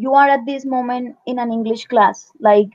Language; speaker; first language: English; non-native, fluent; Spanish